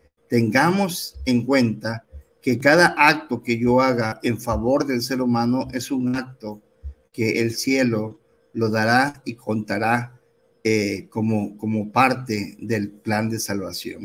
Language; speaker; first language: Spanish; native; Spanish